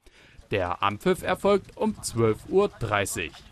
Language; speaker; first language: German; native; German